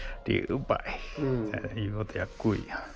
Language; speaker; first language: Chinese; non-native, learner; Japanese